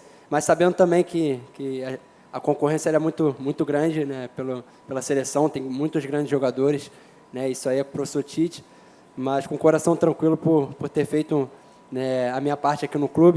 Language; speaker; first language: Portuguese; native; Portuguese